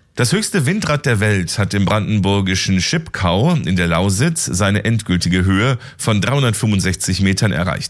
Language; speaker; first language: German; native; German